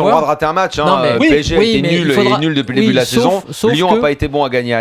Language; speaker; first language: French; native; French